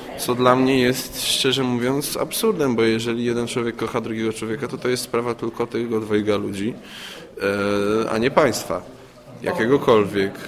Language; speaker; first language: Polish; native; Polish